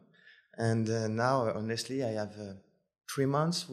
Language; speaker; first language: English; non-native, fluent; French